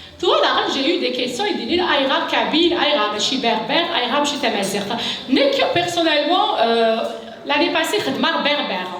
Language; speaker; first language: French; non-native, local second language; Kabyle